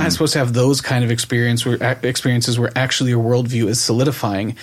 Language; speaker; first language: English; native; English